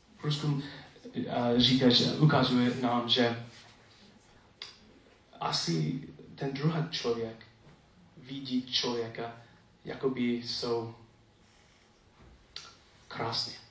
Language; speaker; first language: Czech; non-native, learner; English